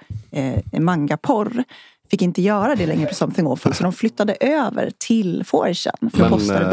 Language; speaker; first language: Swedish; native; Swedish